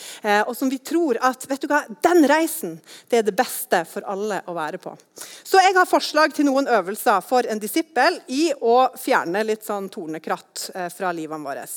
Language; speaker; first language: Norwegian; native; Norwegian